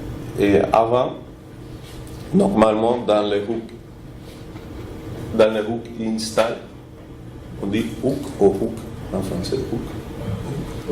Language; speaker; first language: French; non-native, fluent; Spanish